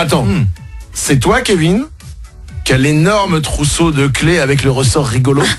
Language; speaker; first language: French; native; French